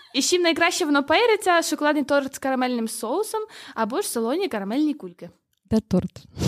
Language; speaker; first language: Ukrainian; native; Ukrainian